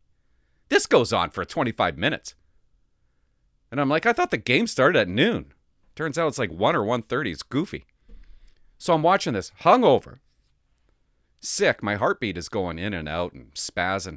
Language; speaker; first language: English; native; English